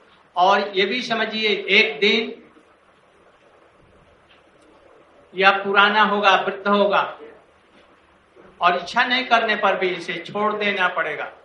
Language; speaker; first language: Hindi; native; Hindi